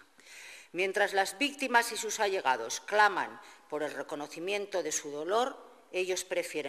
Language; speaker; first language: Spanish; native; Spanish